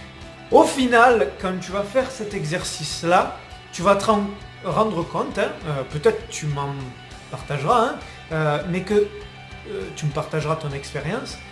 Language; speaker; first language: French; native; French